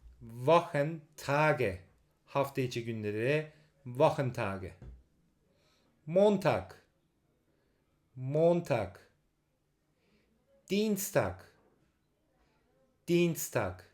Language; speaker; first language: German; non-native, fluent; Turkish